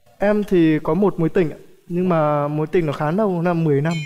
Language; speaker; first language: Vietnamese; native; Vietnamese